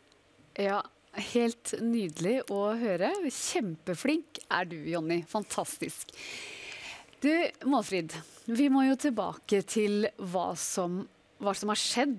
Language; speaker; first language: Norwegian; native; Norwegian